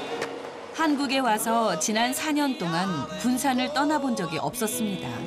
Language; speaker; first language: Korean; native; Korean